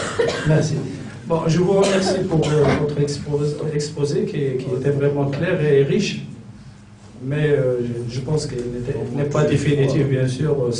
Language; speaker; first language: French; non-native, local second language; Arabic